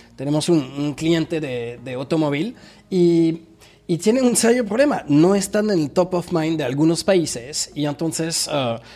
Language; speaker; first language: Spanish; non-native, fluent; French